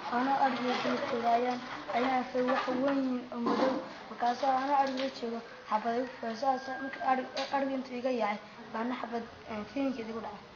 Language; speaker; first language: Somali; native; Somali